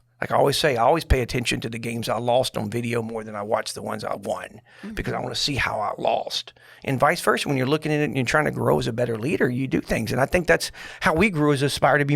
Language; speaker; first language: English; native; English